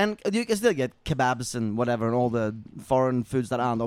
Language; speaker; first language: English; non-native, fluent; Norwegian